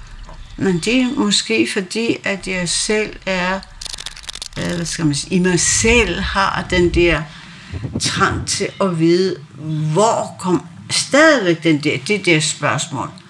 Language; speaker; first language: Danish; non-native, local second language; Kalaallisut